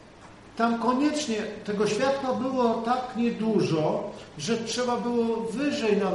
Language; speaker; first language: Polish; native; Polish